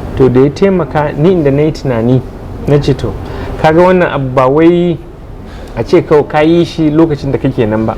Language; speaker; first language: Hausa; native; Hausa